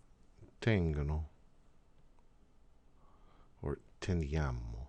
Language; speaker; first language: Italian; non-native, fluent; English